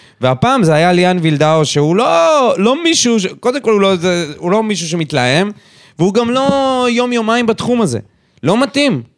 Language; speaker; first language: Hebrew; native; Hebrew